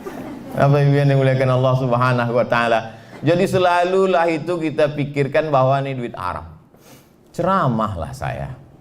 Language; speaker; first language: Indonesian; native; Indonesian